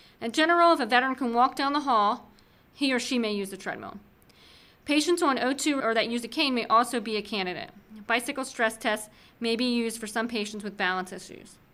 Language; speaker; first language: English; native; English